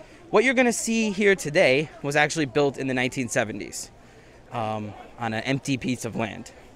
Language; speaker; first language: English; native; English